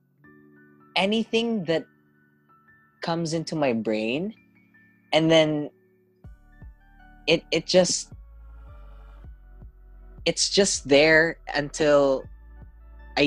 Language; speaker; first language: English; non-native, local second language; Cebuano